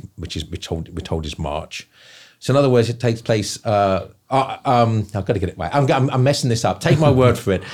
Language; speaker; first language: English; native; English